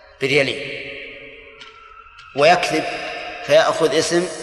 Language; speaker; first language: Arabic; native; Arabic